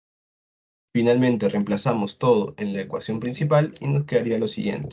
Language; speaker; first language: Spanish; native; Spanish